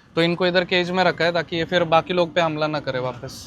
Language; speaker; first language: Hindi; non-native, local second language; Marathi